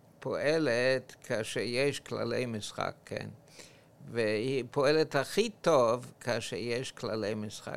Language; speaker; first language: Hebrew; non-native, fluent; English